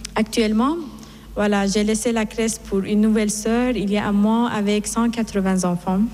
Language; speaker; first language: French; non-native, fluent; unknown